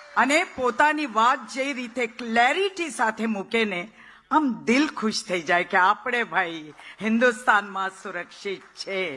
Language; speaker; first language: Gujarati; non-native, local second language; Marathi